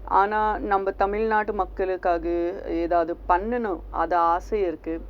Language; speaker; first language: Tamil; non-native, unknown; Gujarati